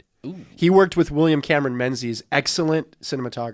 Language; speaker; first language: English; native; English